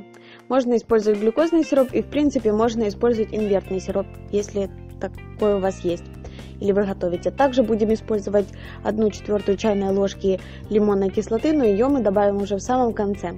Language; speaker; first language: Russian; native; Russian